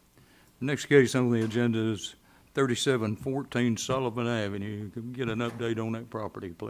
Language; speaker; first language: English; native; English